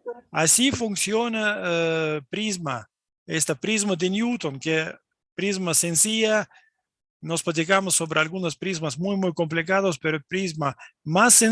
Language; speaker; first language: Spanish; non-native, fluent; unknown